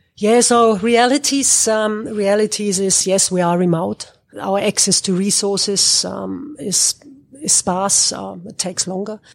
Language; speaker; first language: English; non-native, fluent; German